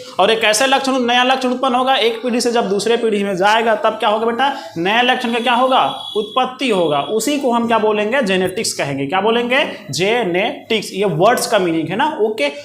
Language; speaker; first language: Hindi; native; Hindi